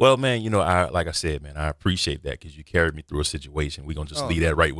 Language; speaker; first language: English; native; English